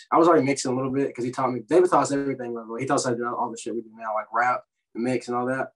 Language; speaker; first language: English; native; English